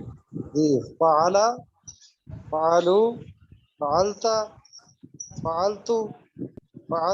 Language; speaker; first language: Arabic; non-native, learner; Urdu